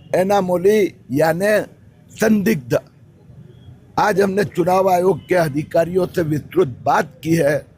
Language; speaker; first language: Hindi; non-native, local second language; Marathi